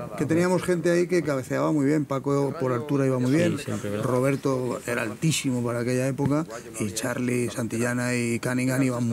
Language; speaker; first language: Spanish; native; Spanish